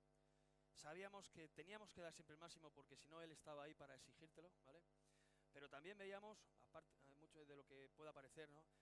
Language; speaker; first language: Spanish; native; Spanish